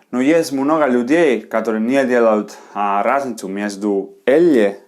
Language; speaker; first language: Russian; non-native, fluent; Spanish